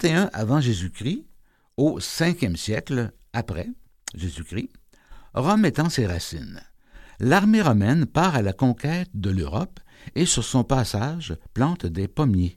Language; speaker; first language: French; native; French